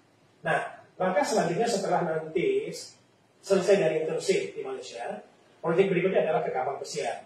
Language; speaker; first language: Indonesian; native; Indonesian